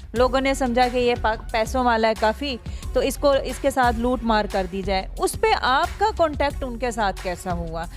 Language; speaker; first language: Urdu; native; Urdu